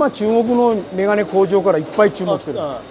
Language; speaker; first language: Japanese; non-native, local second language; Chinese